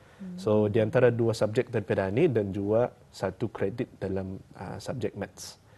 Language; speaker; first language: Malay; native; Malay